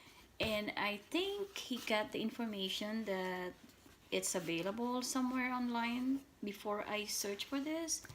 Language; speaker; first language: English; non-native, fluent; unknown